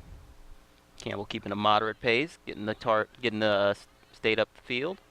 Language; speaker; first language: English; native; English